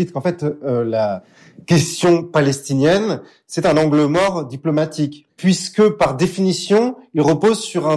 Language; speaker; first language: French; native; French